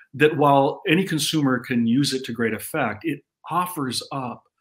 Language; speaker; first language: English; native; English